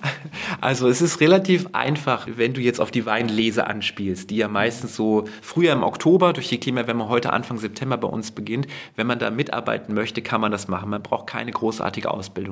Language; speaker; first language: German; native; German